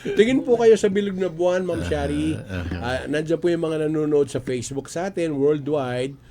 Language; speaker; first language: Filipino; non-native, local second language; Pampanga